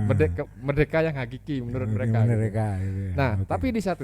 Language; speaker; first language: Indonesian; non-native, local second language; Javanese